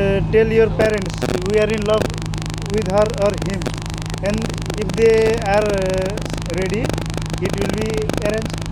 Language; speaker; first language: English; non-native, learner; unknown